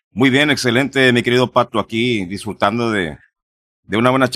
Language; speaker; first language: Spanish; native; Spanish